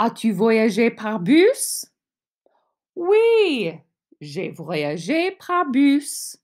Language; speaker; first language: French; non-native, fluent; English